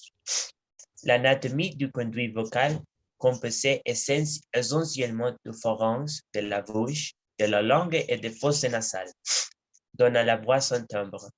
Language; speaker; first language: French; non-native, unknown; Spanish